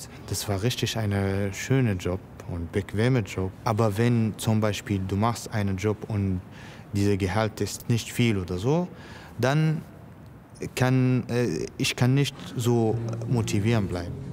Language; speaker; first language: German; non-native, learner; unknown